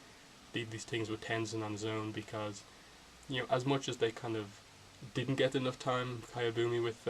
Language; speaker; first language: English; native; English